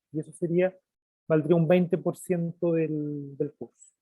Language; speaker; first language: Spanish; native; Spanish